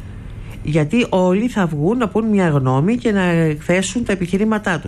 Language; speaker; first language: Greek; native; Greek